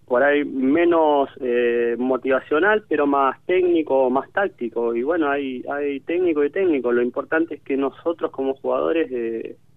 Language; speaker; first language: Spanish; native; Spanish